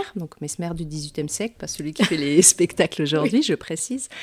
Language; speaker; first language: French; native; French